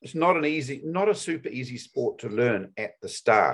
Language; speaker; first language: English; native; English